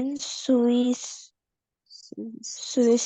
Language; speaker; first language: Arabic; non-native, learner; Urdu